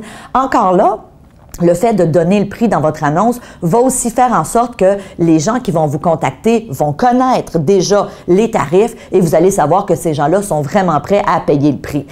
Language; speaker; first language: French; native; French